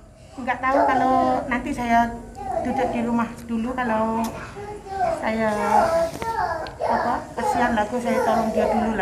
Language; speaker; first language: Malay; non-native, local second language; Javanese